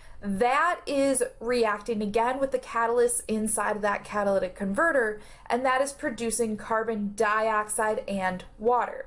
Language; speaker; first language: English; native; English